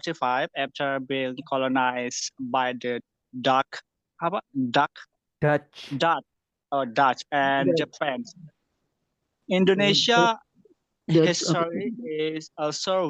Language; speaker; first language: English; non-native, learner; Indonesian